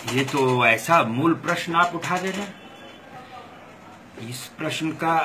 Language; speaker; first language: Hindi; non-native, local second language; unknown